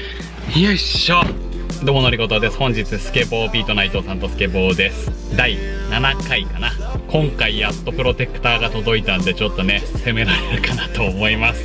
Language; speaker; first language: Japanese; native; Japanese